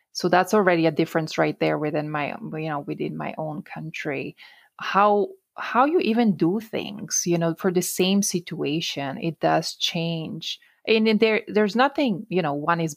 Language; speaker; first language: English; non-native, fluent; Italian